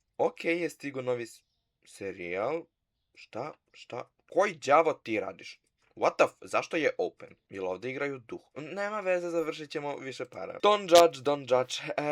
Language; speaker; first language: Bosnian; early bilingual, heritage; Bosnian